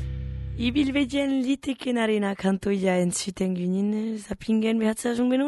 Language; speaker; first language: Basque; native; Basque